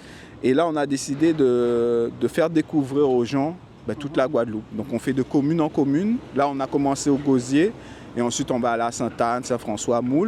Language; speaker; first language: French; native; French